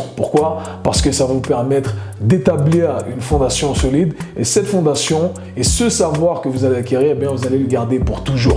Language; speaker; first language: French; native; French